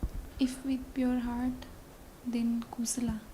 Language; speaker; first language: English; non-native, learner; Nepali